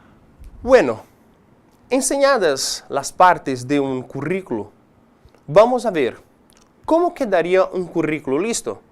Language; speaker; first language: Spanish; non-native, fluent; Portuguese